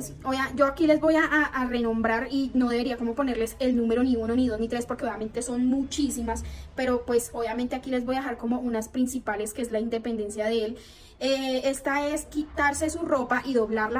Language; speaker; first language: Spanish; native; Spanish